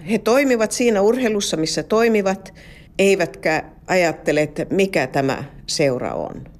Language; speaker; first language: Finnish; non-native, local second language; Swedish